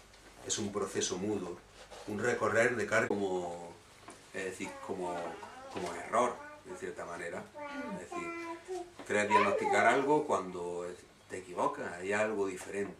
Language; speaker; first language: Spanish; native; Spanish